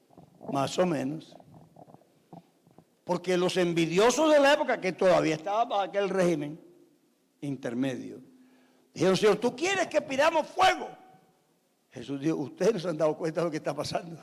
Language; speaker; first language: Spanish; native; Spanish